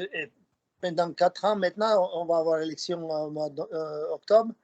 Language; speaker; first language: French; non-native, fluent; Slovak